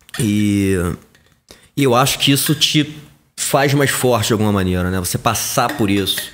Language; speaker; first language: Portuguese; native; Portuguese